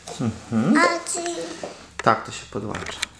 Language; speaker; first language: Polish; native; Polish